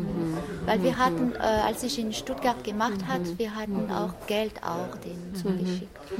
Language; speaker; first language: German; non-native, fluent; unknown